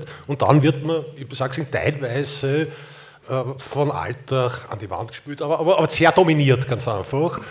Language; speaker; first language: German; native; German